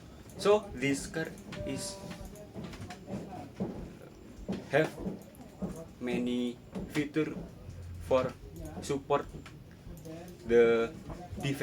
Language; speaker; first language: English; non-native, learner; Indonesian